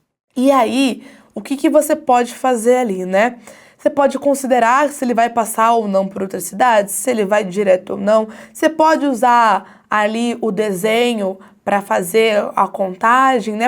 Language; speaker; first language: Portuguese; native; Portuguese